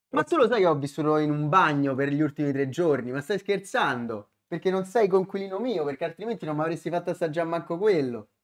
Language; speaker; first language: Italian; native; Italian